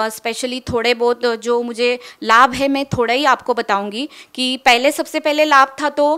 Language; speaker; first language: Hindi; non-native, local second language; Marathi